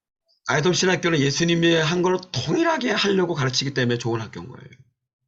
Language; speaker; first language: Korean; native; Korean